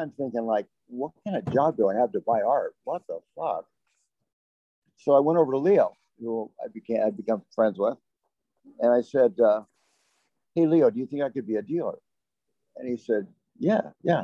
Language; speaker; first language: English; native; English